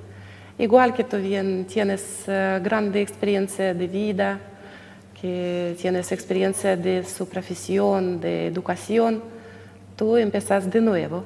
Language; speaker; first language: Spanish; non-native, learner; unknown